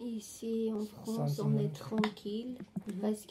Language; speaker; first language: French; non-native, learner; Armenian